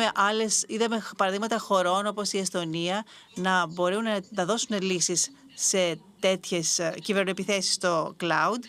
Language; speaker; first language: Greek; native; Greek